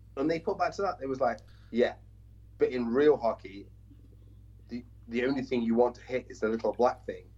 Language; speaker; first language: English; native; English